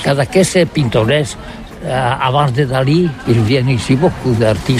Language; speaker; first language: French; non-native, learner; Catalan